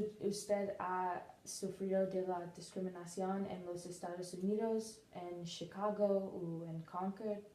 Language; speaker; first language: Spanish; non-native, learner; English